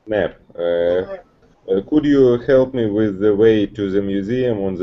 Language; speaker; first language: English; non-native, learner; Russian